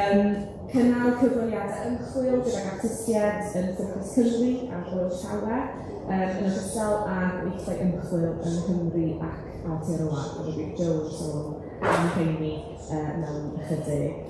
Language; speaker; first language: Welsh; native; Welsh